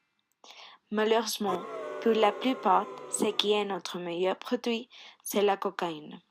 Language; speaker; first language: French; non-native, learner; Spanish